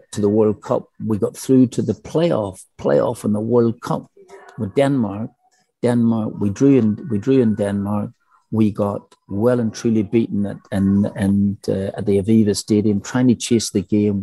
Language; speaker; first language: English; native; English